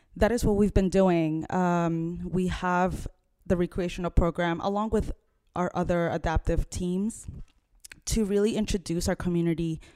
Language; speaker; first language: English; early bilingual, other home language; Spanish